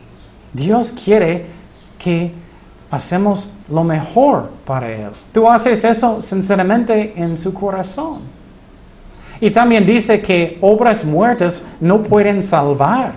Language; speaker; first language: Spanish; non-native, fluent; English